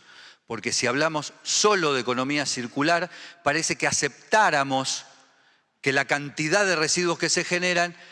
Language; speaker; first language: Spanish; native; Spanish